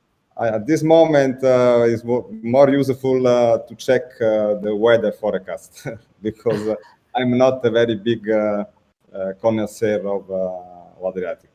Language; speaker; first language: English; non-native, learner; Italian